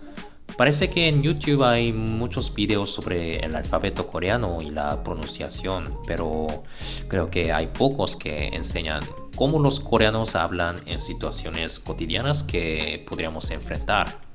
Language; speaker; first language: Spanish; non-native, fluent; Korean